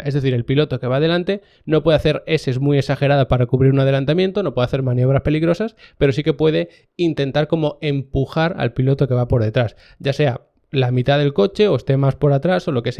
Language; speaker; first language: Spanish; native; Spanish